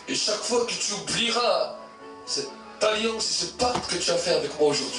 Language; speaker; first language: French; native; French